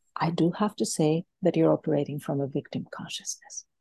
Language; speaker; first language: English; non-native, fluent; Greek